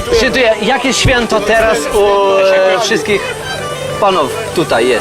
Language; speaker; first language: Polish; non-native, learner; Ukrainian